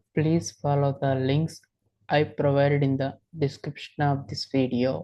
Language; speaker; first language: English; non-native, local second language; Telugu